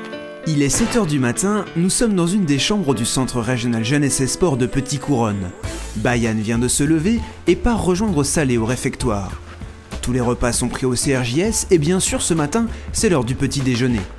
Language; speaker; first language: French; native; French